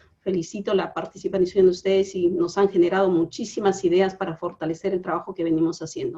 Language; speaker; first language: Spanish; native; Spanish